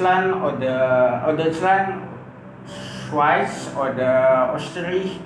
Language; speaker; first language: German; non-native, learner; Indonesian